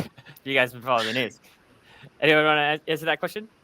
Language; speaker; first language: English; native; English